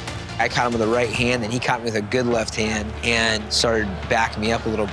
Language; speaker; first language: English; native; English